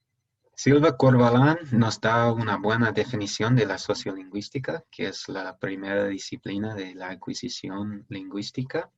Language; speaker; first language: Spanish; non-native, fluent; English